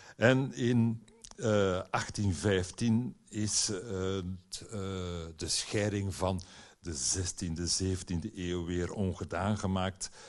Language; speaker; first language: Dutch; native; Dutch